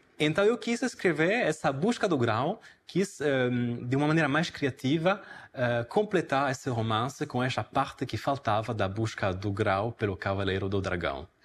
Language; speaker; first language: Portuguese; non-native, fluent; Italian